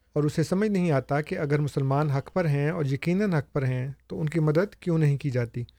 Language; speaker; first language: Urdu; native; Urdu